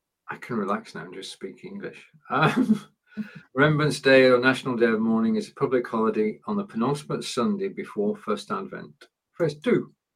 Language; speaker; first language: English; native; English